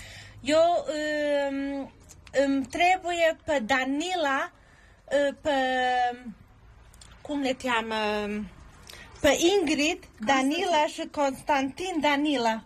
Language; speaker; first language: Romanian; non-native, fluent; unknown